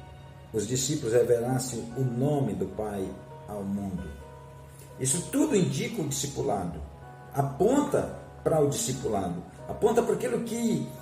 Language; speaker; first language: Portuguese; native; Portuguese